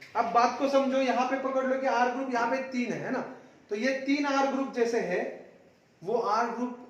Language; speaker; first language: Hindi; non-native, local second language; Marathi